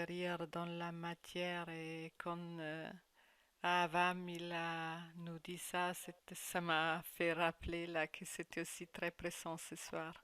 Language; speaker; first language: French; non-native, fluent; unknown